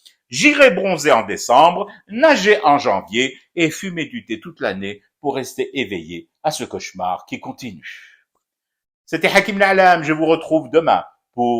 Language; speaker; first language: French; non-native, local second language; Arabic